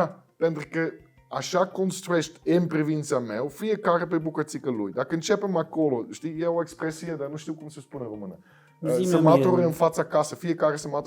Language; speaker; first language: Romanian; non-native, fluent; Dutch